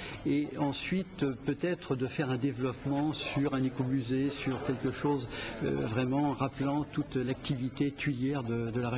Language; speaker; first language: French; native; French